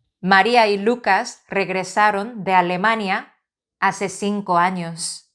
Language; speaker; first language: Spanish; non-native, fluent; Korean